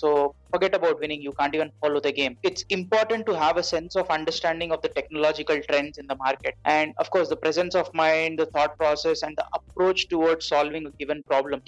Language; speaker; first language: English; non-native, local second language; Telugu